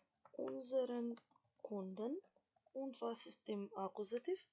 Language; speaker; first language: German; non-native, fluent; Macedonian